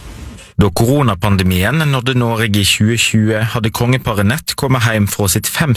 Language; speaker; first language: Norwegian; native; Norwegian